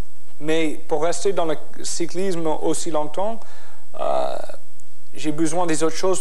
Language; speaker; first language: French; non-native, fluent; English